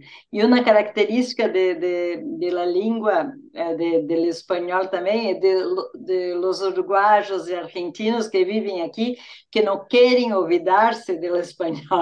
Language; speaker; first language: Spanish; non-native, fluent; Portuguese